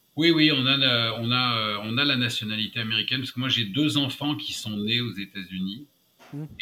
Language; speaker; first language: French; native; French